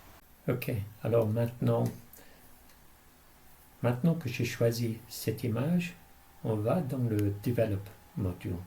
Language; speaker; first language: French; non-native, fluent; English